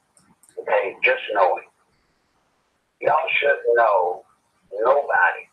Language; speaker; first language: English; native; English